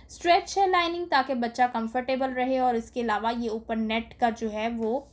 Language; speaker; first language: Urdu; native; Urdu